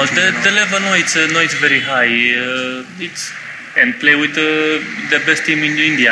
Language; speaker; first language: English; non-native, learner; Romanian